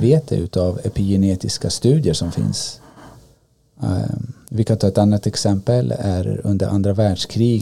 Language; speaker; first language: Swedish; early bilingual, other home language; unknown